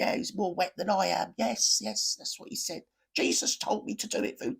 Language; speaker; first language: English; native; English